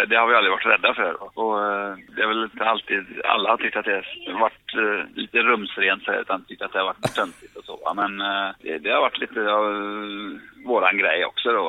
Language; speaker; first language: Swedish; native; Swedish